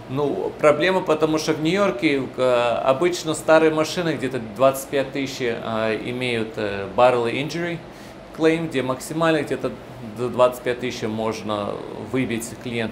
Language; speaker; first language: Russian; early bilingual, heritage; Russian